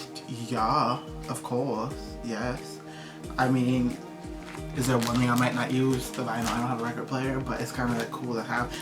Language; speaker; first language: English; native; English